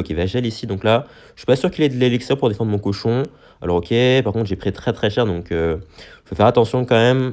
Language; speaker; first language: French; native; French